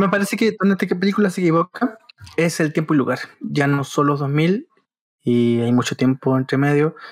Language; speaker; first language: Spanish; native; Spanish